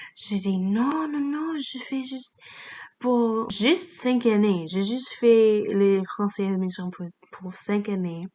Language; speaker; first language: French; non-native, learner; English